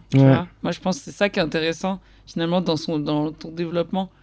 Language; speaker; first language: French; native; French